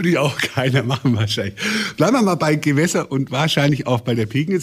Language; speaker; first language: German; native; German